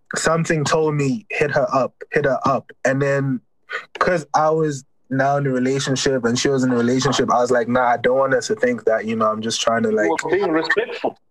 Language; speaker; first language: English; native; English